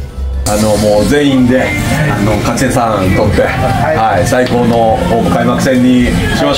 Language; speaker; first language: Japanese; native; Japanese